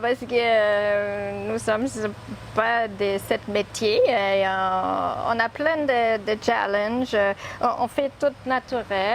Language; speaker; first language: French; non-native, learner; English